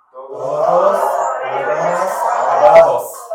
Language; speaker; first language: Spanish; non-native, learner; Korean